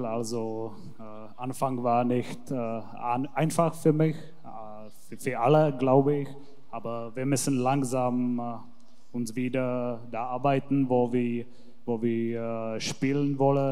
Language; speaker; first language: German; non-native, learner; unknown